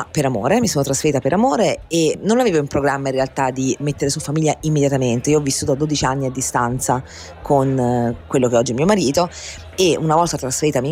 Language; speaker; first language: Italian; native; Italian